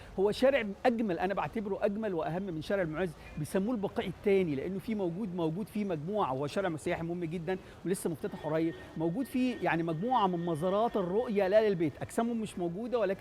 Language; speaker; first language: Egyptian Arabic; native; Egyptian Arabic